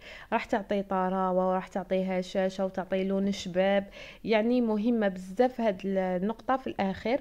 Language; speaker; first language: Arabic; native; Arabic